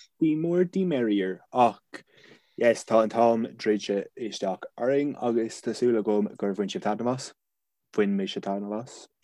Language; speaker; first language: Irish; non-native, local second language; English